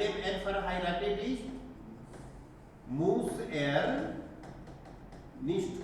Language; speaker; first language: German; non-native, fluent; Hindi